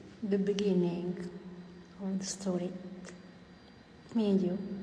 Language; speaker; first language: English; non-native, learner; Italian